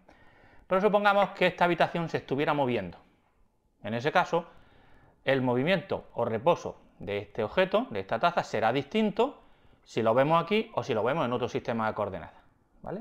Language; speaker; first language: Spanish; native; Spanish